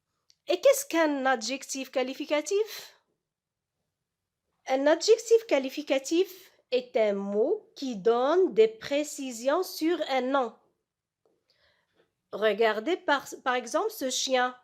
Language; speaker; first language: French; non-native, local second language; Arabic